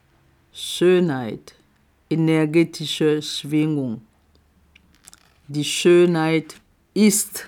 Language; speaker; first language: German; non-native, fluent; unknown